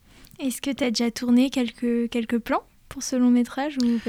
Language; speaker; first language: French; native; French